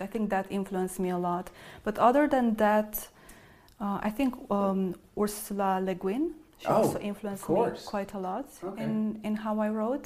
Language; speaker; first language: English; non-native, fluent; Romanian